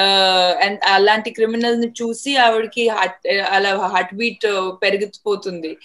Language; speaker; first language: Telugu; non-native, fluent; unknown